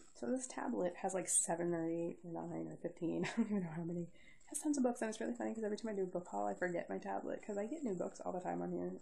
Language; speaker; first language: English; native; English